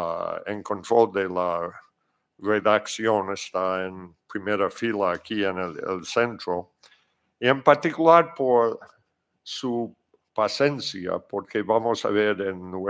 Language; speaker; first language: Spanish; non-native, fluent; English